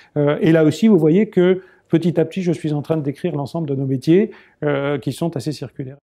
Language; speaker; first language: French; native; French